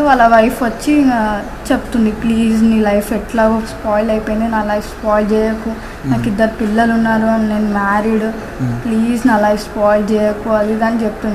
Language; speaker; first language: Telugu; native; Telugu